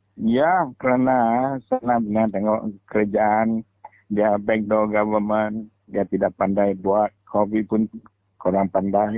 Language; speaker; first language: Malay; non-native, local second language; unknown